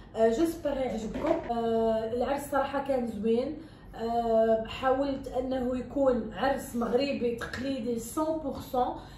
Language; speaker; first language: Arabic; native; Arabic